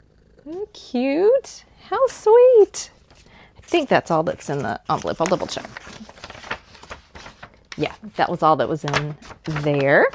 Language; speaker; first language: English; native; English